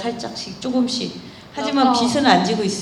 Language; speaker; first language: Korean; native; Korean